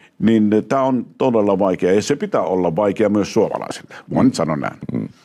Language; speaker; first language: Finnish; non-native, fluent; Arabic